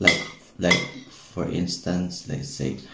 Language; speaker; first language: English; non-native, learner; Filipino